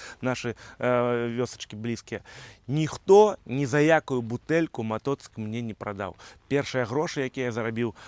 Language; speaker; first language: Belarusian; native; Belarusian